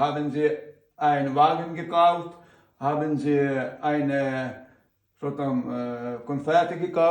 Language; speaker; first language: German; non-native, learner; Ukrainian